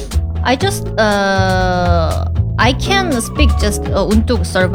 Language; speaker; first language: English; non-native, learner; Korean